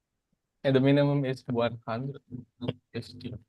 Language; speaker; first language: English; non-native, learner; Indonesian